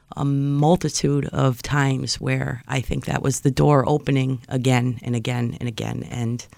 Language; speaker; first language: English; native; English